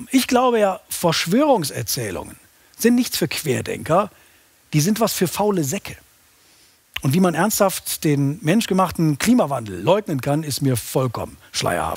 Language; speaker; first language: German; native; German